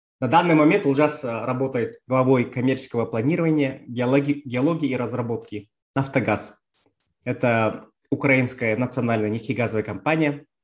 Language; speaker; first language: Russian; non-native, local second language; Kazakh